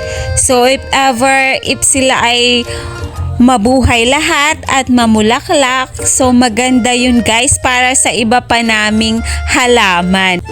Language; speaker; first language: Filipino; native; Filipino